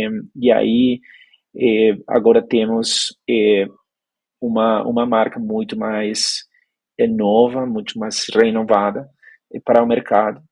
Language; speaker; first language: Portuguese; non-native, fluent; Spanish